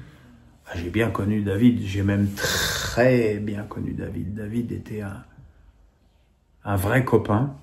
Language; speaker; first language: French; native; French